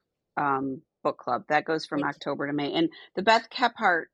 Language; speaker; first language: English; native; English